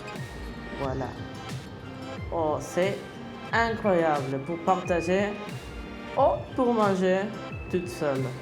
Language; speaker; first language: French; non-native, fluent; Spanish